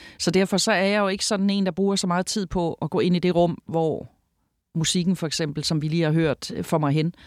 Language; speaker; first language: Danish; native; Danish